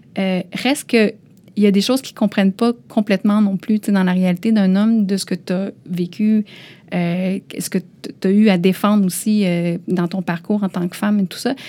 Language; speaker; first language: French; early bilingual, other home language; Lao